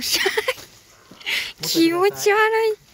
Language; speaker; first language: Japanese; non-native, fluent; Korean